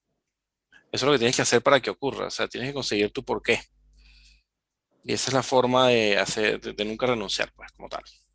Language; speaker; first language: Spanish; native; Spanish